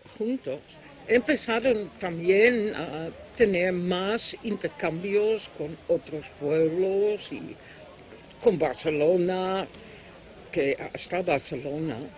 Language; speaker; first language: Spanish; non-native, fluent; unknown